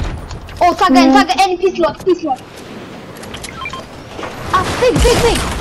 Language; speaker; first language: Swedish; early bilingual, other home language; Turkish